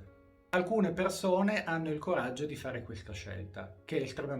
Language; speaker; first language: Italian; native; Italian